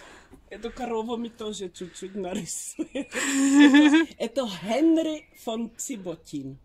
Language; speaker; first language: Russian; early bilingual, heritage; Czech